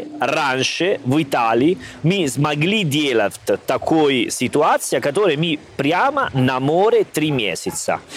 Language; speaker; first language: Russian; non-native, learner; Italian